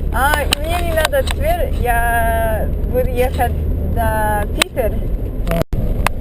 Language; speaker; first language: Russian; non-native, learner; English